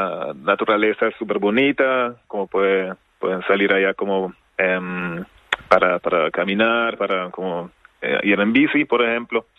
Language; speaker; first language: Spanish; non-native, fluent; German